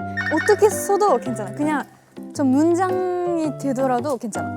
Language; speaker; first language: Korean; non-native, fluent; Japanese